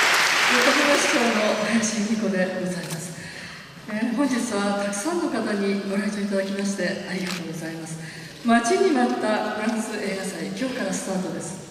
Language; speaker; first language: Japanese; native; Japanese